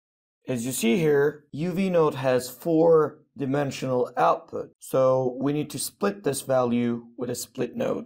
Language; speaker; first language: English; non-native, fluent; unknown